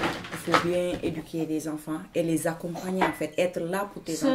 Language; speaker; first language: French; non-native, fluent; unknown